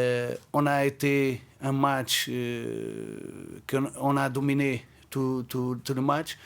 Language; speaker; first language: French; non-native, fluent; Portuguese